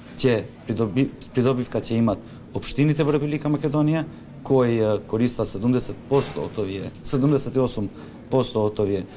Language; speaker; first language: Macedonian; non-native, local second language; Albanian